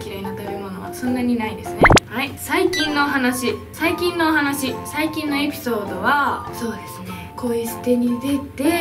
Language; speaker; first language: Japanese; native; Japanese